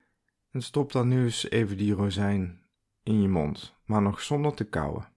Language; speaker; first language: Dutch; native; Dutch